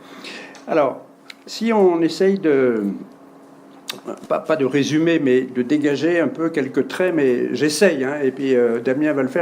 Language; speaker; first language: French; native; French